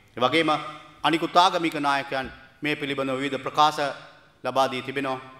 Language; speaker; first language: Sinhala; non-native, local second language; Tamil